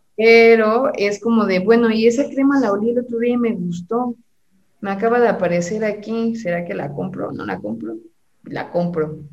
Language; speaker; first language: Spanish; native; Spanish